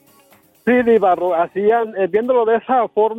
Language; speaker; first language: Spanish; native; Spanish